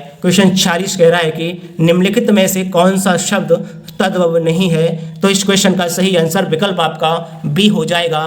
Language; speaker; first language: Hindi; native; Hindi